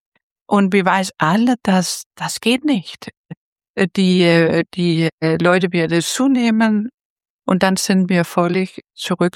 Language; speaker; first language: German; non-native, fluent; Danish